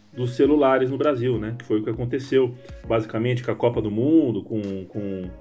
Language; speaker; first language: Portuguese; native; Portuguese